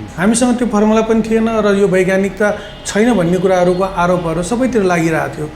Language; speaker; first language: Nepali; non-native, local second language; Newari